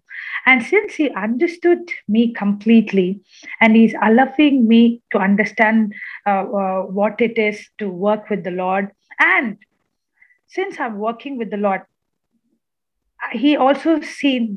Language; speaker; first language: English; non-native, local second language; Malayalam